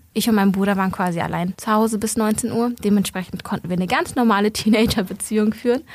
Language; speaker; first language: German; early bilingual, other home language; Vietnamese